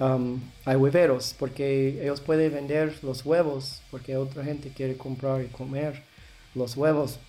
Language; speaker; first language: Spanish; non-native, learner; English